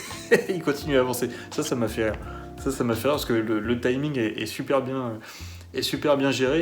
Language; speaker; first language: French; native; French